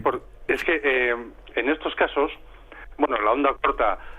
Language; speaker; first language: Spanish; native; Spanish